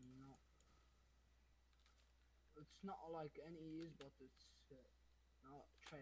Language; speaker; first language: English; non-native, learner; Arabic